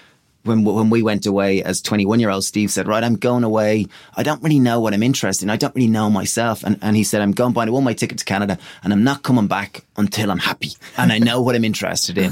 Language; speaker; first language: English; native; English